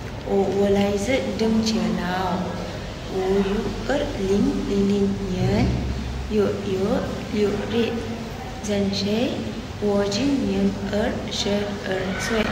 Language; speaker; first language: Chinese; non-native, learner; Malay